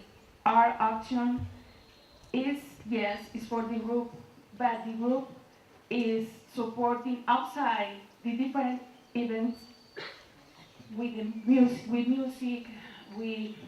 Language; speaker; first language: English; non-native, learner; Spanish